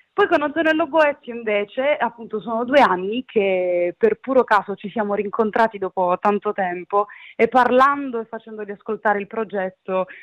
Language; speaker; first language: Italian; native; Italian